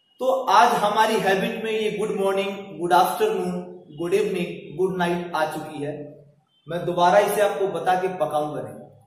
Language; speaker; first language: Hindi; native; Hindi